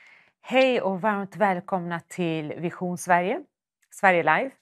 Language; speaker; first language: Swedish; native; Swedish